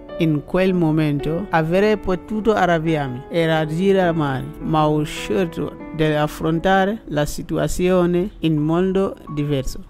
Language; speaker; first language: Italian; non-native, learner; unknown